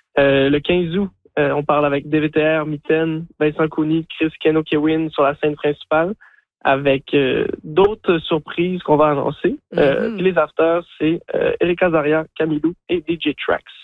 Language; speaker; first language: French; native; French